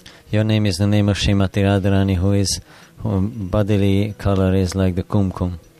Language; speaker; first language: English; non-native, fluent; Hungarian